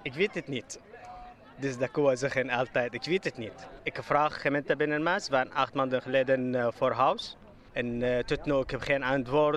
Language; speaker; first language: Dutch; non-native, learner; Arabic